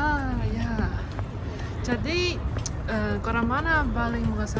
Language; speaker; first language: Indonesian; non-native, fluent; Chinese